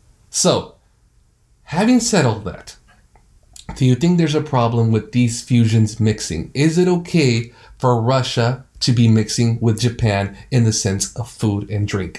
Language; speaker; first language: English; early bilingual, other home language; Spanish